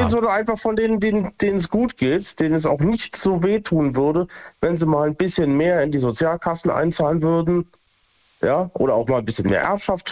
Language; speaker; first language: German; native; German